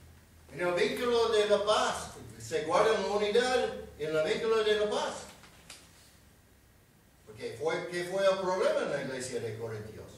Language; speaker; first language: Spanish; non-native, fluent; English